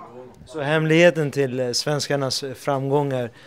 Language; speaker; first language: Swedish; native; Swedish